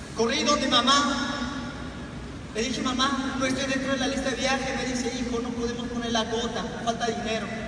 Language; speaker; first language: Spanish; non-native, local second language; Quechua